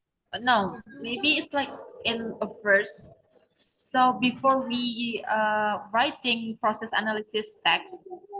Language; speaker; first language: English; non-native, learner; Indonesian